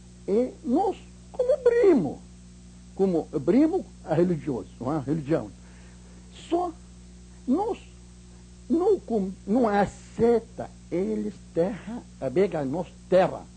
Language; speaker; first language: Portuguese; non-native, learner; Arabic